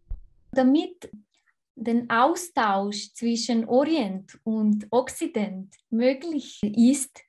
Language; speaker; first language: German; non-native, fluent; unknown